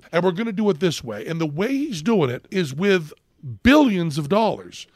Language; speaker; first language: English; native; English